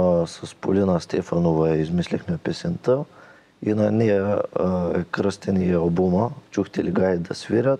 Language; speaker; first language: Bulgarian; native; Bulgarian